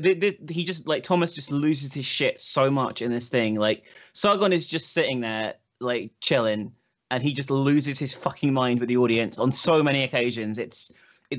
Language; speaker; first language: English; native; English